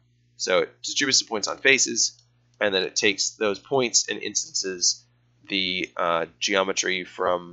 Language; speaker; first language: English; native; English